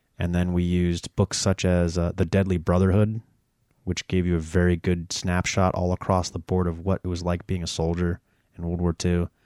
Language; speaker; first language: English; native; English